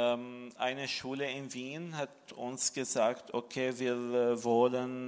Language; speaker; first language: German; non-native, fluent; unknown